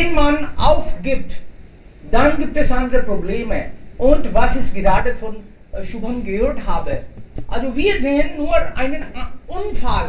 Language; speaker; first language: German; non-native, fluent; Hindi